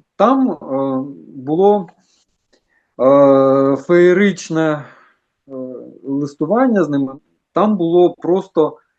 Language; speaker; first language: Ukrainian; non-native, local second language; Russian